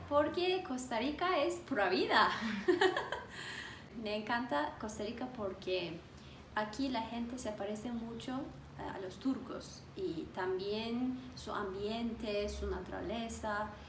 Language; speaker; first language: Spanish; non-native, learner; Turkish